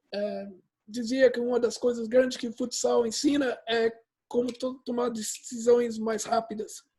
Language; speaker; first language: Portuguese; early bilingual, heritage; English